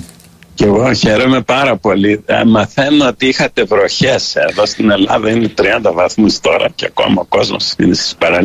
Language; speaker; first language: Greek; early bilingual, heritage; Greek